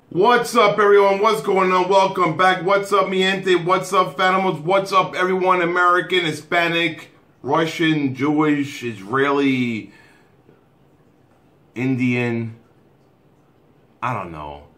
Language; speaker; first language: English; native; English